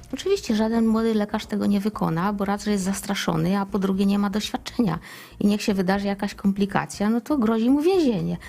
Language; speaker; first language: Polish; native; Polish